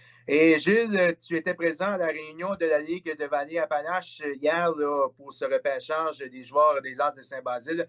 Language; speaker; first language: French; native; French